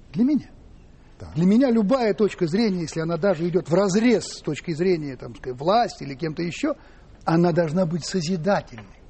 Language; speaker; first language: Russian; native; Russian